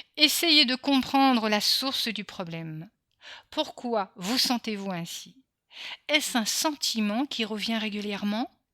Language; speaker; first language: French; early bilingual, other home language; Portuguese